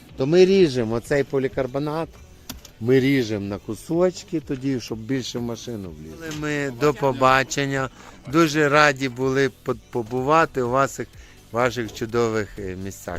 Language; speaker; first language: Ukrainian; native; Ukrainian